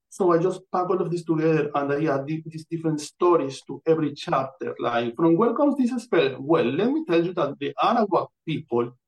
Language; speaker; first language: English; non-native, fluent; Spanish